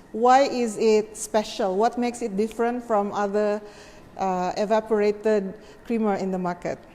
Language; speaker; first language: English; non-native, local second language; Malay